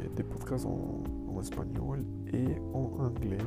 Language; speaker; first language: French; non-native, learner; Spanish